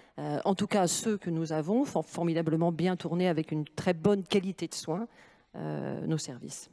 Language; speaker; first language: French; native; French